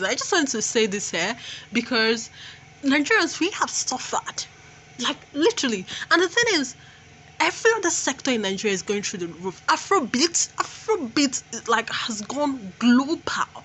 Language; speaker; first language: English; non-native, local second language; Igbo